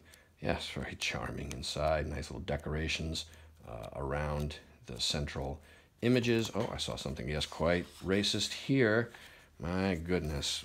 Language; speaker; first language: English; native; English